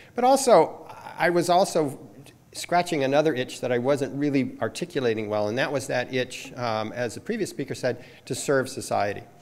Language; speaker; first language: English; native; English